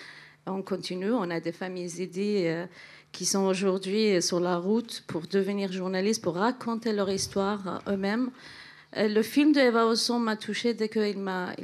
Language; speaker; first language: French; non-native, fluent; Central Kurdish